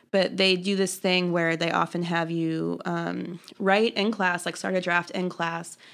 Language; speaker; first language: English; native; English